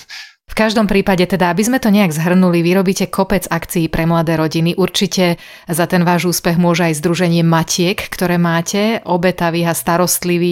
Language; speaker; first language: Slovak; native; Slovak